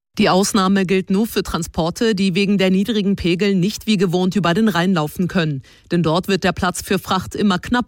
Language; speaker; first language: German; native; German